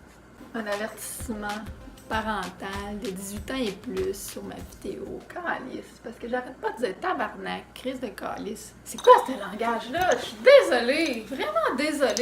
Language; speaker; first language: French; native; French